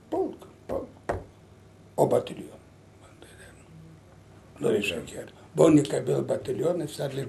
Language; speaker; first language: Hebrew; non-native, learner; Lithuanian